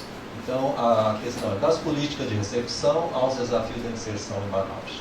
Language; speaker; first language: Portuguese; native; Portuguese